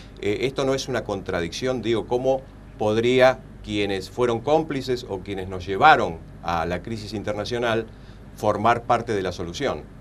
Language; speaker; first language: Spanish; native; Spanish